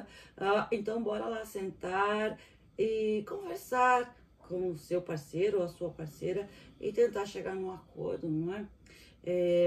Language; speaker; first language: Portuguese; native; Portuguese